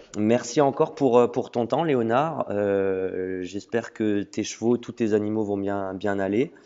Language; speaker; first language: French; native; French